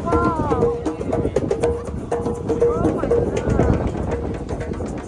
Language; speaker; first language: English; non-native, learner; Turkmen